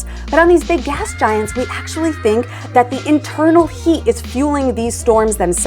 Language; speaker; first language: English; native; English